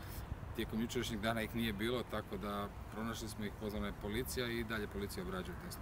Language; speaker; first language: Croatian; native; Croatian